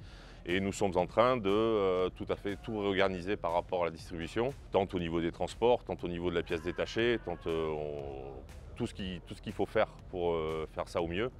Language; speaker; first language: French; native; French